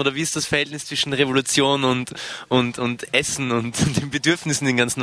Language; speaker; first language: German; native; German